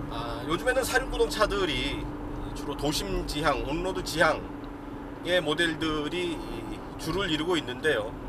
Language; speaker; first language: Korean; native; Korean